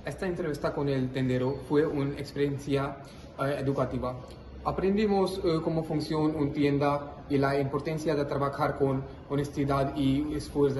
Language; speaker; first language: Spanish; non-native, learner; Hindi